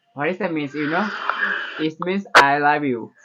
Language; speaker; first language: English; non-native, learner; Bangla